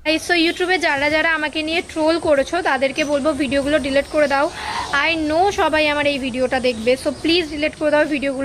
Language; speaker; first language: Bangla; native; Bangla